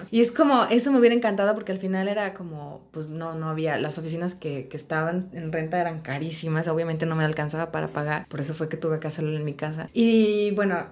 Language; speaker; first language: Spanish; native; Spanish